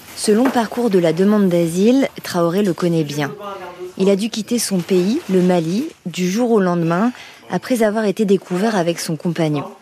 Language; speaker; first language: French; native; French